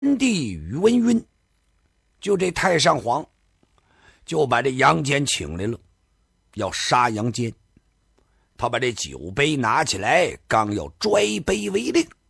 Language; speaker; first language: Chinese; native; Chinese